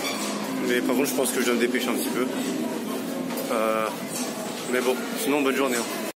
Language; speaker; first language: French; native; French